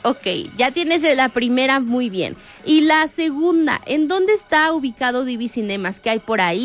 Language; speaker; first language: Spanish; native; Spanish